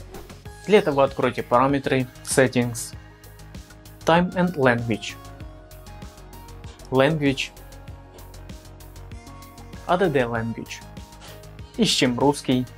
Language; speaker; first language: Russian; native; Russian